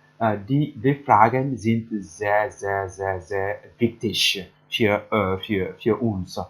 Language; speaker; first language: German; non-native, learner; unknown